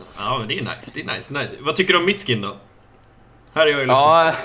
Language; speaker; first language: Swedish; native; Swedish